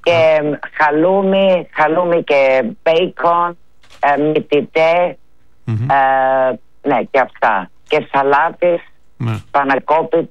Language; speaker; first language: Greek; early bilingual, heritage; Greek